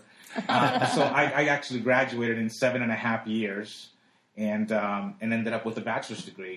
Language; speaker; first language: English; early bilingual, other home language; Spanish